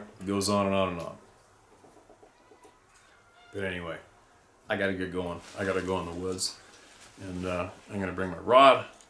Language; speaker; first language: English; native; English